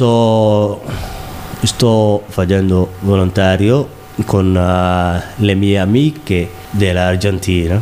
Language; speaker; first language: Italian; non-native, learner; Somali